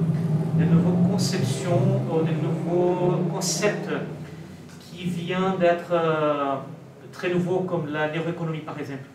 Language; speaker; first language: French; non-native, learner; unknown